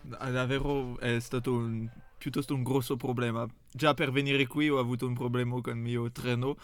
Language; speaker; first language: Italian; non-native, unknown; French